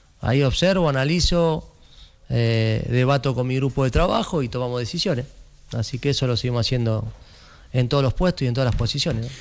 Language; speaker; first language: Spanish; native; Spanish